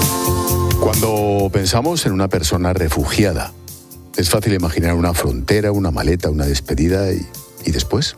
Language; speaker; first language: Spanish; native; Spanish